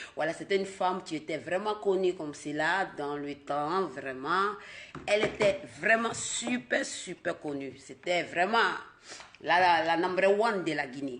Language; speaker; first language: French; non-native, local second language; Dyula